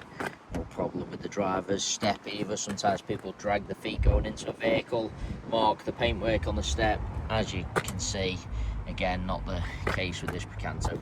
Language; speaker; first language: English; native; English